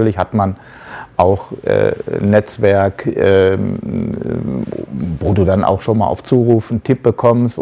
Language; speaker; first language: German; native; German